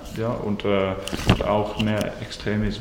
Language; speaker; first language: German; non-native, learner; English